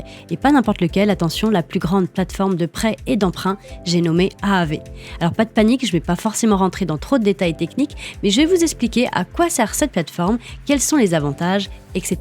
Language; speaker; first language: French; native; French